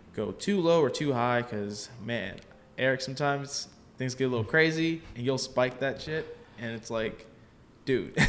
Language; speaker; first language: English; native; English